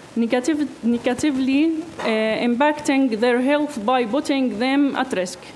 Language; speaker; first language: English; non-native, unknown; Arabic